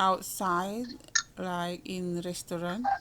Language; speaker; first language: English; non-native, learner; Indonesian